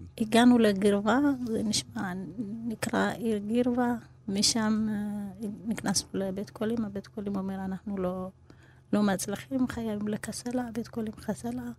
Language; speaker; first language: Hebrew; non-native, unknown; Amharic